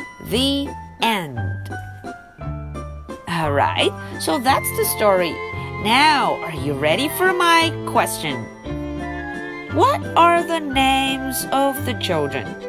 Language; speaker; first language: English; non-native, fluent; Chinese